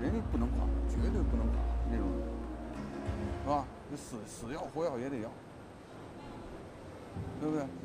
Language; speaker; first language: Chinese; native; Chinese